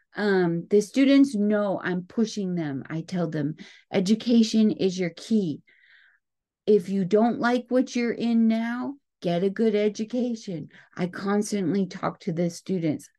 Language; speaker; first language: English; native; English